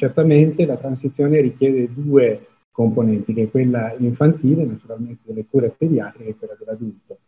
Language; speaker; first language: Italian; native; Italian